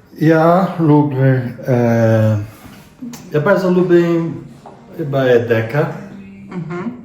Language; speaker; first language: Polish; non-native, learner; Portuguese